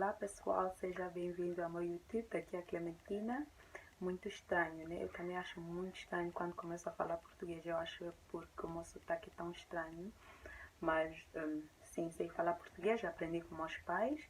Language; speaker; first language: Portuguese; early bilingual, heritage; Portuguese